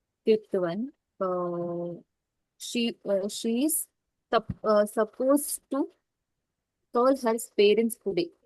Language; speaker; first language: English; non-native, learner; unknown